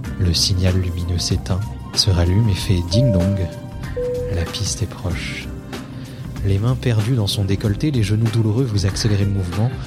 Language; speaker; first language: French; native; French